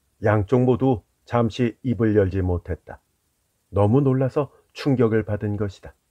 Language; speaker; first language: Korean; native; Korean